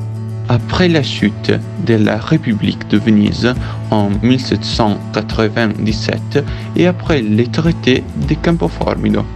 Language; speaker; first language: French; non-native, learner; Italian